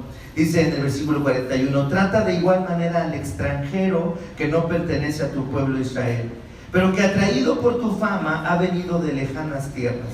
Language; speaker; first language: Spanish; native; Spanish